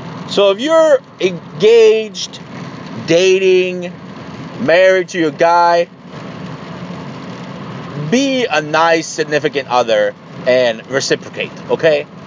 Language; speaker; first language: English; early bilingual, other home language; Spanish